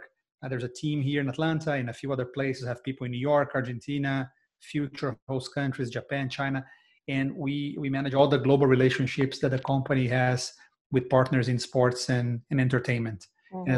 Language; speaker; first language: English; non-native, fluent; Portuguese